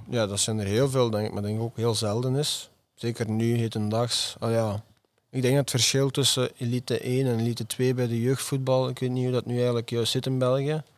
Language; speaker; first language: Dutch; native; Dutch